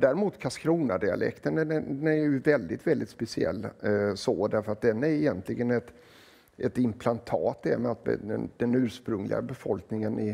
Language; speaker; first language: Swedish; native; Swedish